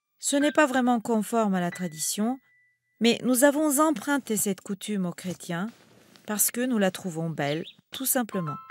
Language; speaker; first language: French; non-native, fluent; Turkish